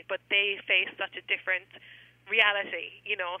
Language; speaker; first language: English; native; English